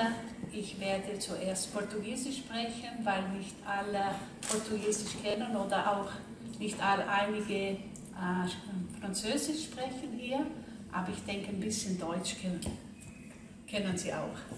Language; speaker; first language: German; non-native, fluent; Portuguese